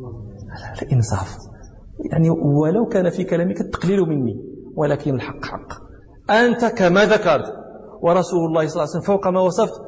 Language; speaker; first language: Arabic; native; Arabic